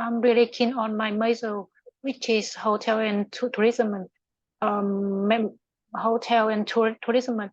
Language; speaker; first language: English; non-native, learner; Vietnamese